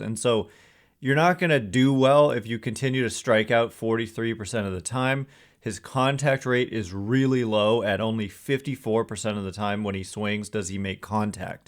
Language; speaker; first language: English; native; English